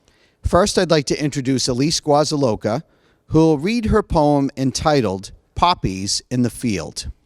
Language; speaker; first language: English; native; English